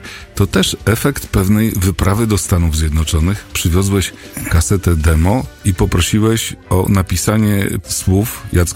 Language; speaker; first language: Polish; native; Polish